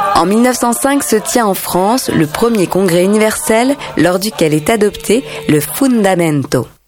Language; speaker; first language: French; native; French